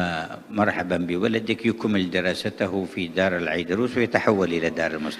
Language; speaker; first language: Arabic; native; Arabic